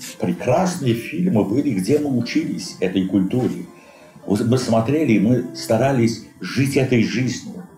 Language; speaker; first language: Russian; non-native, local second language; Azerbaijani